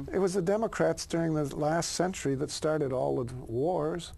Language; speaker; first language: English; native; English